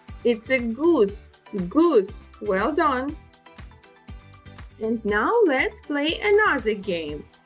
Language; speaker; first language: English; non-native, learner; Ukrainian